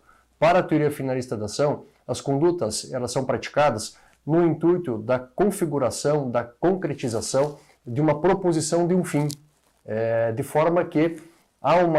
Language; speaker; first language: Portuguese; native; Portuguese